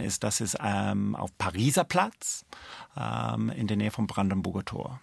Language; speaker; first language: German; non-native, fluent; English